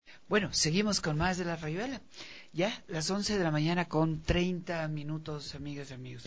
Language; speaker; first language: Spanish; native; Spanish